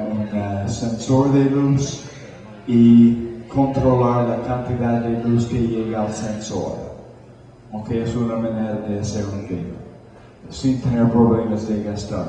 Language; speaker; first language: Spanish; non-native, fluent; English